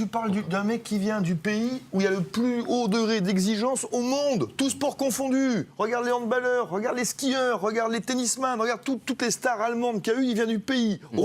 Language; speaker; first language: French; native; French